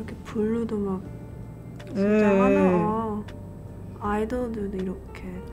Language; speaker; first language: Korean; early bilingual, heritage; Korean